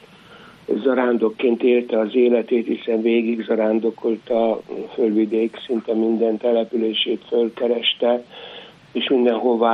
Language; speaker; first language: Hungarian; native; Hungarian